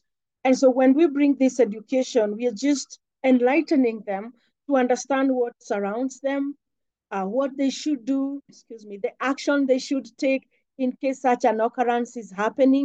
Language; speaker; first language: English; non-native, local second language; Kikuyu